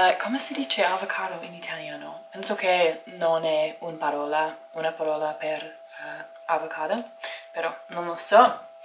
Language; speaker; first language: Italian; non-native, learner; English